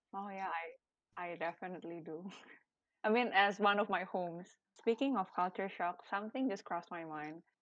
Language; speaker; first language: English; non-native, fluent; Indonesian